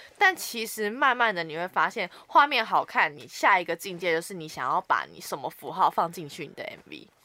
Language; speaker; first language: Chinese; native; Chinese